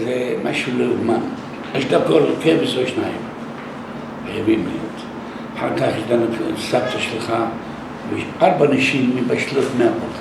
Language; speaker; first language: Hebrew; non-native, local second language; Arabic